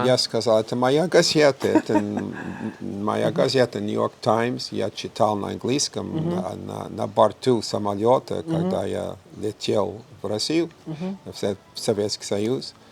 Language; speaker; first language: Russian; non-native, fluent; English